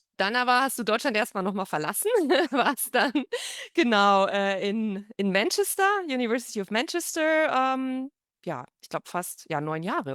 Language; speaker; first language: German; native; German